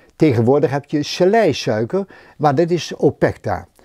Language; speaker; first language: Dutch; native; Dutch